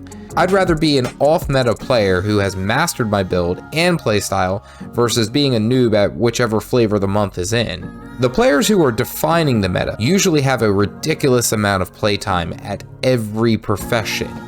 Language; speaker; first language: English; native; English